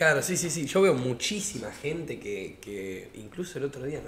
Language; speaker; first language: Spanish; native; Spanish